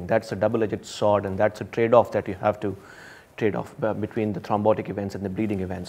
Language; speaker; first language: English; non-native, local second language; Hindi